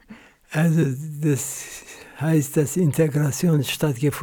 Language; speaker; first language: German; non-native, fluent; Central Kurdish